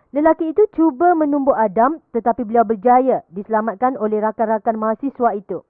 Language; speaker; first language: Malay; native; Malay